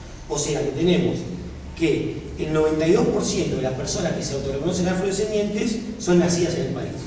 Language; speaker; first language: Spanish; native; Spanish